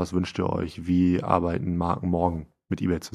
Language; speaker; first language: German; native; German